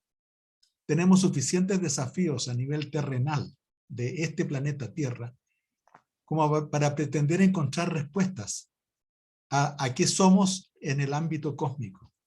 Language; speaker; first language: Spanish; native; Spanish